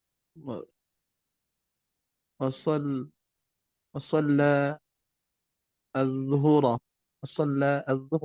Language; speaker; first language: Arabic; non-native, learner; Indonesian